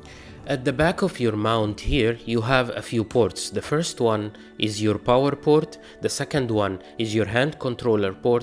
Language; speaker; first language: English; non-native, fluent; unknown